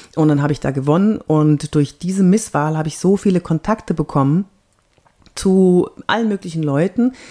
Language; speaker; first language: German; native; German